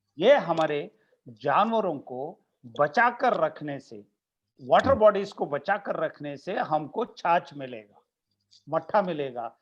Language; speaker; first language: Hindi; non-native, local second language; Kannada